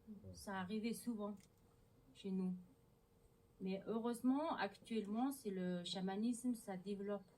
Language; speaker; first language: French; non-native, learner; Mongolian